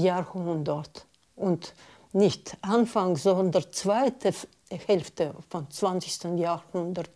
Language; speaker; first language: German; non-native, learner; Russian